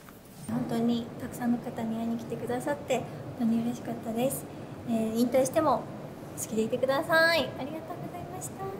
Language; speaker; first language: Japanese; native; Japanese